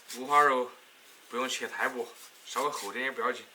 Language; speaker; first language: Chinese; native; Chinese